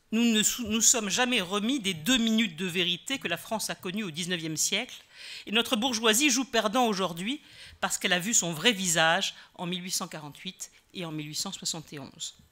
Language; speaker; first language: French; native; French